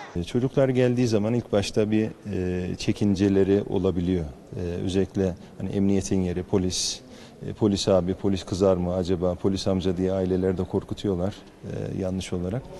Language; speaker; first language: Turkish; native; Turkish